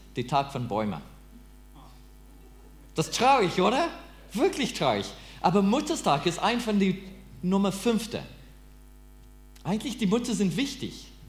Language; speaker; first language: German; non-native, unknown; English